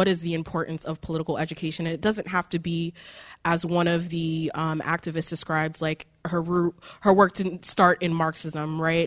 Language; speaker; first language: English; native; English